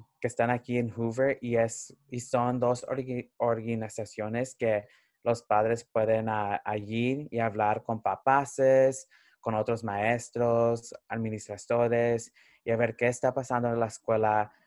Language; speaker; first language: Spanish; early bilingual, heritage; Spanish